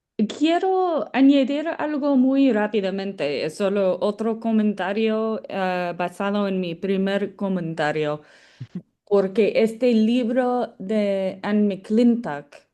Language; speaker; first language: Spanish; non-native, fluent; English